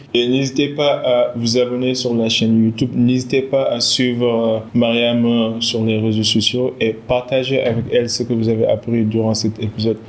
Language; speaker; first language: French; non-native, local second language; Wolof